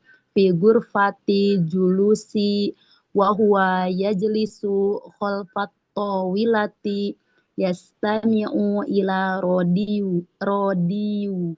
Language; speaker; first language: Arabic; non-native, learner; Indonesian